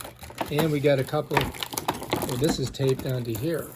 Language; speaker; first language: English; native; English